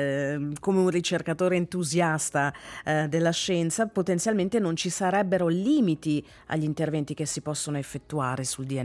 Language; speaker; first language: Italian; native; Italian